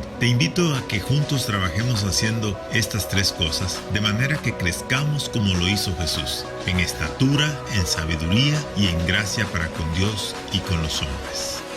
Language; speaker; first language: Spanish; native; Spanish